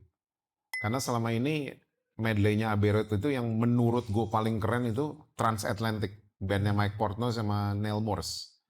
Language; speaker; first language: Indonesian; native; Indonesian